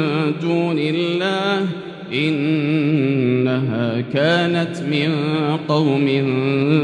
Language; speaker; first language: Arabic; native; Arabic